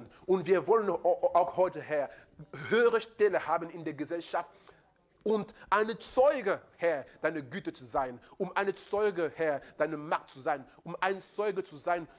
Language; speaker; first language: German; non-native, fluent; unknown